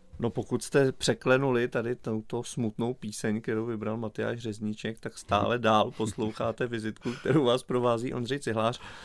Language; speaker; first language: Czech; native; Czech